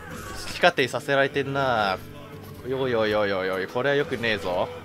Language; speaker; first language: Japanese; native; Japanese